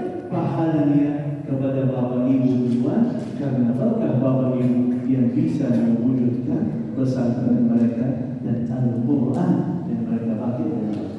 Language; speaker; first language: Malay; non-native, fluent; Arabic